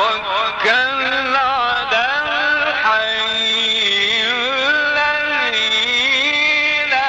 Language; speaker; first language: Arabic; native; Arabic